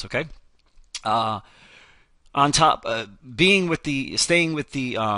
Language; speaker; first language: English; native; English